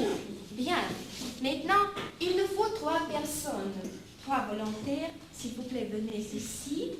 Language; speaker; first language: French; non-native, fluent; Russian